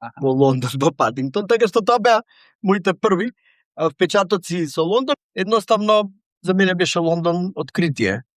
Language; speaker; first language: Macedonian; native; Macedonian